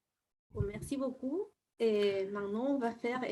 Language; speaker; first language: French; non-native, fluent; Spanish